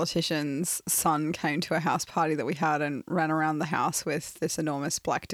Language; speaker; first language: English; native; English